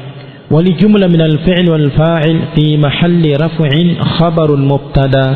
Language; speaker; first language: Arabic; non-native, fluent; Swahili